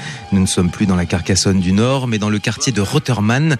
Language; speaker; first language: French; native; French